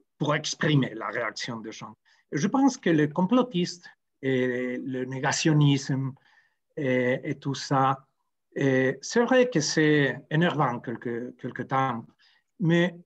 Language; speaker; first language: French; non-native, fluent; Spanish